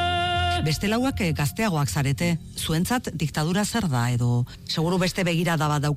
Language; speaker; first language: Basque; native; Basque